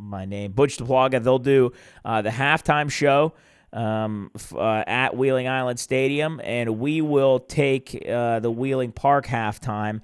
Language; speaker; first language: English; native; English